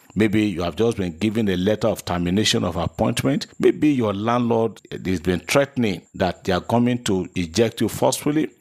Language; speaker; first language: English; non-native, local second language; Yoruba